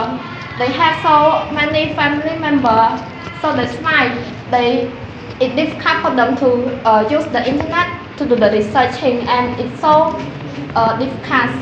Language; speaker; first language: English; non-native, learner; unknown